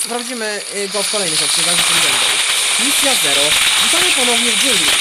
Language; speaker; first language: Polish; native; Polish